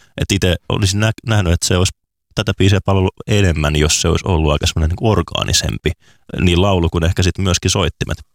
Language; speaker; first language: Finnish; native; Finnish